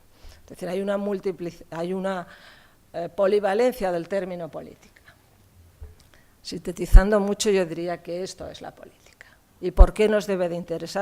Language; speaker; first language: Spanish; native; Spanish